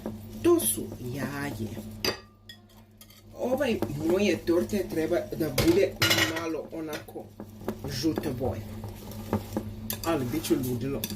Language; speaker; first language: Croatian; early bilingual, heritage; Serbian